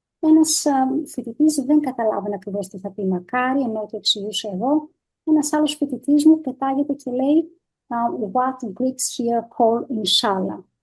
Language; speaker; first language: Greek; early bilingual, heritage; Greek